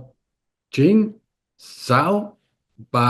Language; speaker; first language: Vietnamese; non-native, learner; English